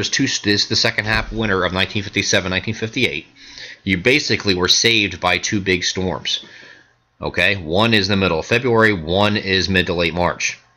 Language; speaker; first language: English; native; English